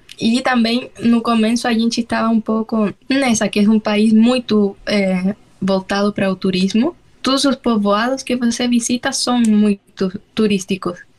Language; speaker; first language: Portuguese; non-native, fluent; Spanish